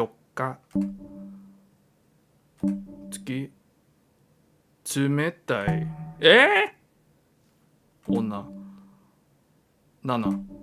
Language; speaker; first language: Japanese; non-native, learner; English